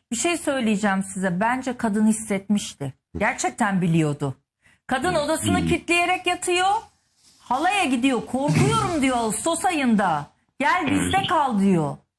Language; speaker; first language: Turkish; native; Turkish